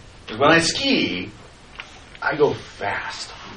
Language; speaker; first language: English; native; English